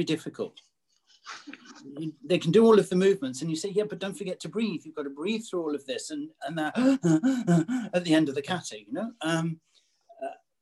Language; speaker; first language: English; native; English